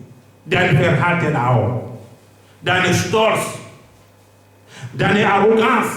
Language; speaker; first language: German; non-native, learner; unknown